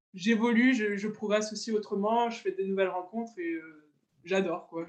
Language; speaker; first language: French; native; French